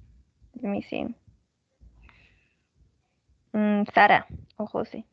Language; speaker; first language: English; non-native, fluent; Spanish